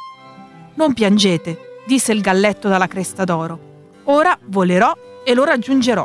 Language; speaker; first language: Italian; native; Italian